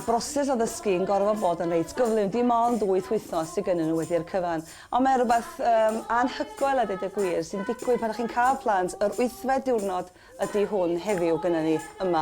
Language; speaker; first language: Welsh; native; Welsh